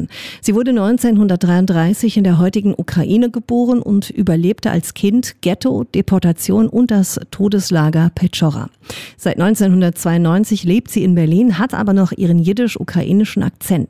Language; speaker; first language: German; native; German